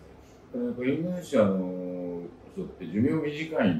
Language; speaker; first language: Japanese; native; Japanese